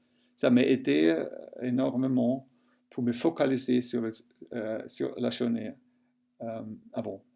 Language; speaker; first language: French; non-native, local second language; German